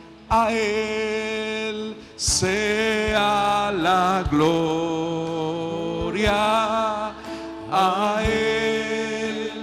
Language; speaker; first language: Spanish; native; Spanish